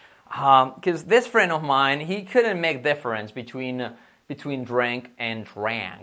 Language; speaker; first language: English; non-native, fluent; Spanish